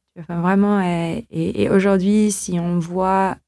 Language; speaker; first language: French; non-native, fluent; Filipino